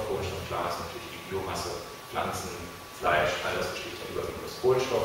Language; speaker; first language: German; native; German